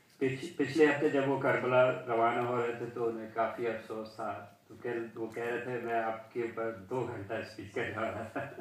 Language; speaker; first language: Urdu; early bilingual, heritage; Urdu